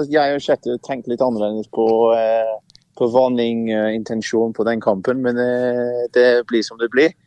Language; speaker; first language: Norwegian; non-native, fluent; English